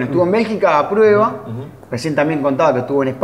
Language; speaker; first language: Spanish; native; Spanish